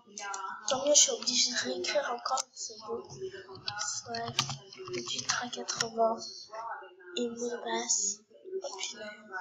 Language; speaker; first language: French; native; French